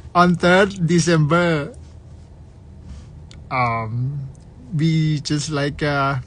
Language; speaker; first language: English; non-native, learner; Thai